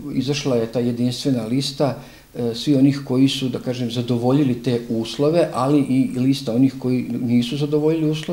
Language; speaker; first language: Serbian; native; Serbian